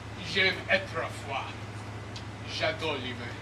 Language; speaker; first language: French; non-native, learner; English